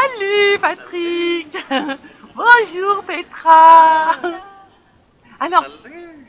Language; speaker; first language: French; native; French